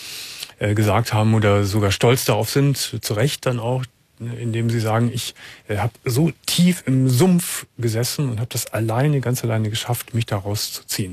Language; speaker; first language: German; native; German